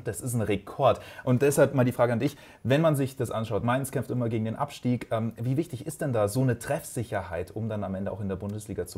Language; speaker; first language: German; native; German